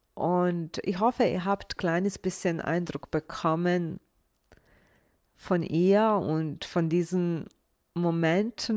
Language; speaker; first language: German; non-native, fluent; Bosnian